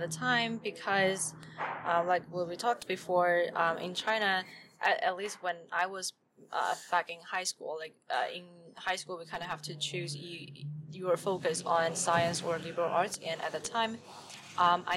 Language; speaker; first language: English; non-native, fluent; Chinese